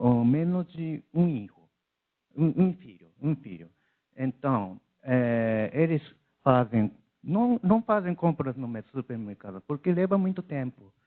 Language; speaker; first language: Portuguese; non-native, learner; Japanese